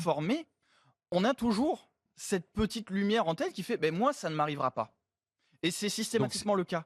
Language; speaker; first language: French; native; French